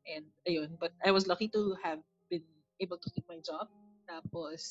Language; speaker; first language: English; non-native, local second language; Filipino